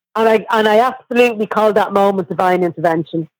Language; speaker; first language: English; native; English